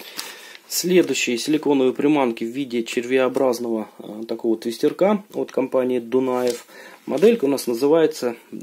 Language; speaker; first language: Russian; native; Russian